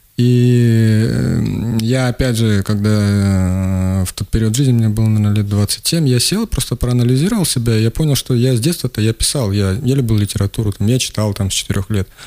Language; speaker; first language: Russian; native; Russian